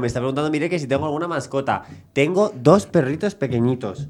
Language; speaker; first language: Spanish; native; Spanish